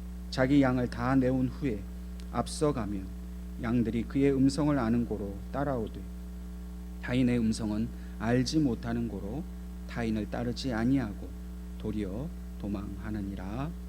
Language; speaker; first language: Korean; native; Korean